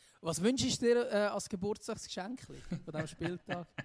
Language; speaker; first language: German; native; German